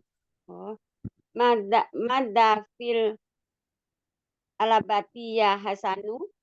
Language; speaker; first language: Arabic; non-native, learner; Indonesian